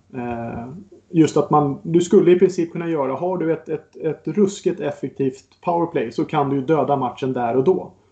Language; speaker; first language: Swedish; native; Swedish